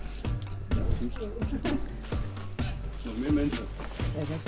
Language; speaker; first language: French; non-native, learner; Dutch